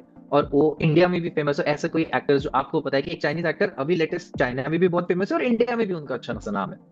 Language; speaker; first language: Hindi; native; Hindi